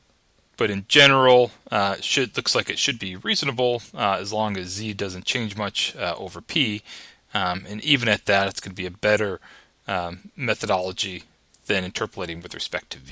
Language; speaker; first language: English; native; English